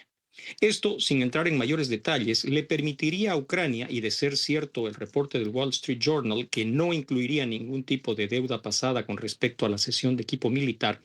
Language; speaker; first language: Spanish; native; Spanish